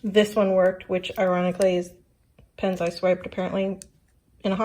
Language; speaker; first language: English; native; English